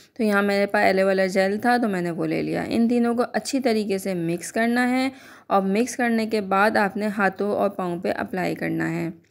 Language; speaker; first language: Hindi; native; Hindi